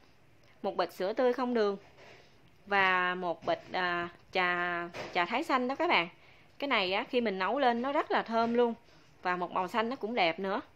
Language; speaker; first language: Vietnamese; native; Vietnamese